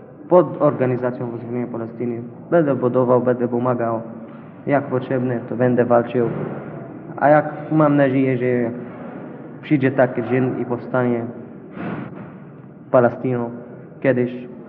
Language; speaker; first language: Polish; non-native, fluent; Arabic